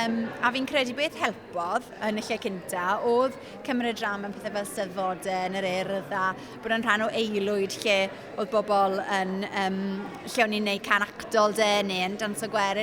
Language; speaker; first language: Welsh; native; Welsh